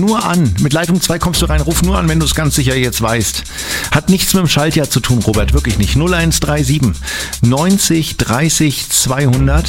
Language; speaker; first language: German; native; German